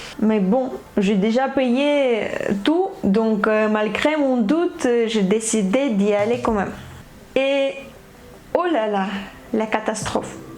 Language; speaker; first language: French; non-native, fluent; Ukrainian